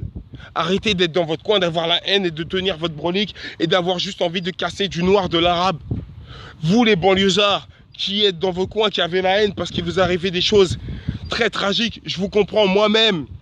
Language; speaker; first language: French; native; French